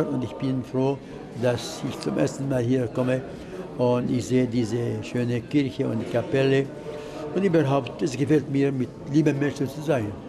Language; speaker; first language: German; non-native, fluent; Arabic